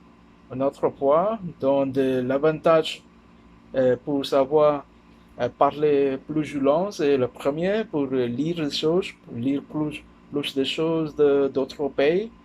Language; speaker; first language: French; non-native, learner; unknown